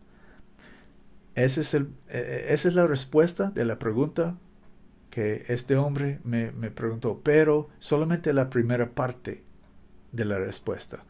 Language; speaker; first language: Spanish; non-native, learner; English